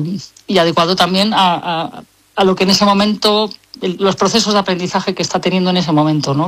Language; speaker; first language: Spanish; native; Spanish